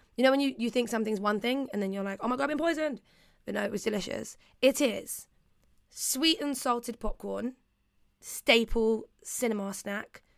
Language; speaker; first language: English; native; English